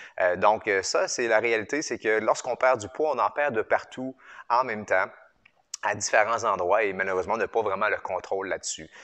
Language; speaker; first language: French; native; French